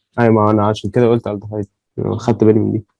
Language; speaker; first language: Arabic; native; Arabic